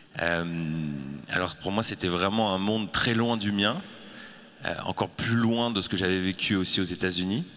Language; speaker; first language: French; native; French